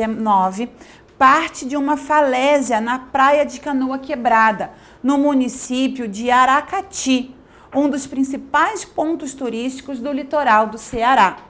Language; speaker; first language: Portuguese; native; Portuguese